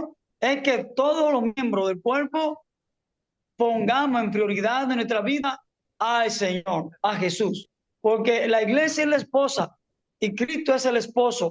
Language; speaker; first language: Spanish; native; Spanish